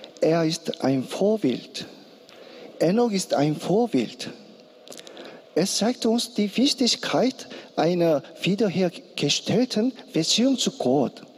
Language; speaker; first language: German; non-native, learner; Korean